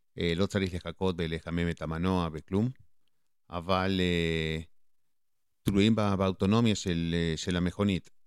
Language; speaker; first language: Hebrew; non-native, fluent; Spanish